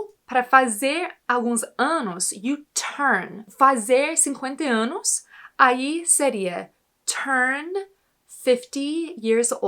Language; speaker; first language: Portuguese; non-native, fluent; English